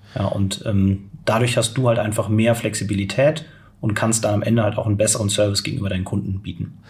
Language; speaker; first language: German; native; German